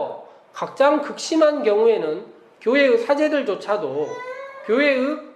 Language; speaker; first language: Korean; native; Korean